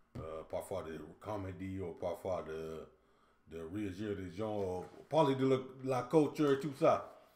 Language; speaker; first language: French; non-native, fluent; English